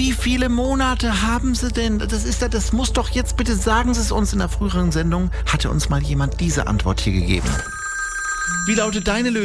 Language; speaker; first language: German; native; German